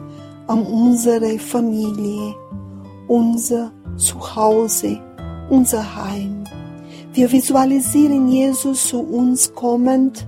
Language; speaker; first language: German; non-native, fluent; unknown